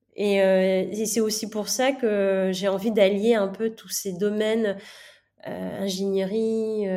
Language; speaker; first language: French; non-native, local second language; Gujarati